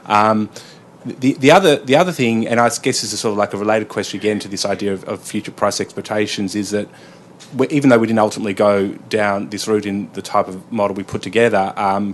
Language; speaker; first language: English; native; English